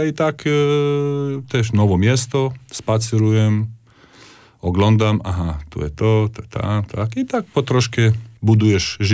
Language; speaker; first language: Polish; non-native, learner; Croatian